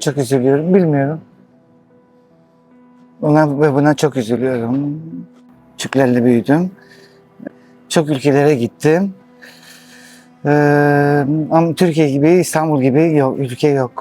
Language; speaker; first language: Turkish; non-native, local second language; Greek